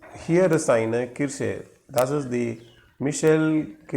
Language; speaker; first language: German; non-native, learner; Tamil